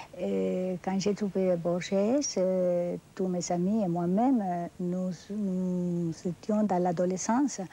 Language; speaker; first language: French; non-native, fluent; Spanish